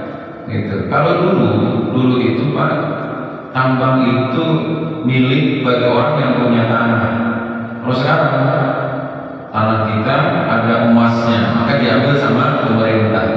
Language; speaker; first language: Indonesian; native; Indonesian